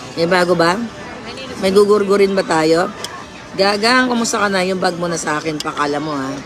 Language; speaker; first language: Filipino; non-native, local second language; Cebuano